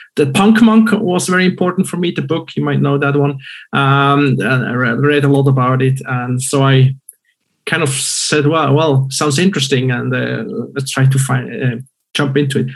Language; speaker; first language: English; non-native, fluent; German